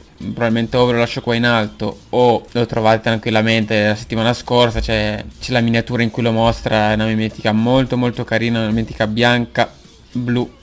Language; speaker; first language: Italian; native; Italian